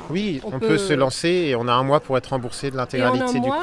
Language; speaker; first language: French; native; French